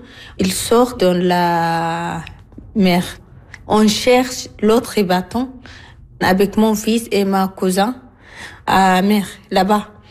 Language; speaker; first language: French; non-native, learner; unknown